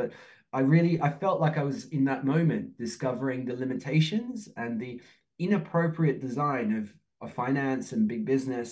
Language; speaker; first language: English; native; English